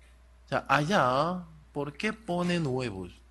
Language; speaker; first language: Spanish; non-native, learner; Korean